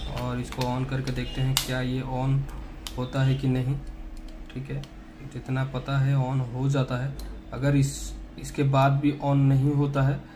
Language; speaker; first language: Hindi; non-native, local second language; Odia